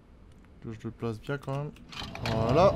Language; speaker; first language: French; native; French